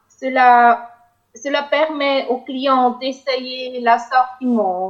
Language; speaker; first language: French; non-native, local second language; German